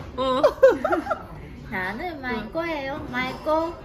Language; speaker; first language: Korean; non-native, learner; Japanese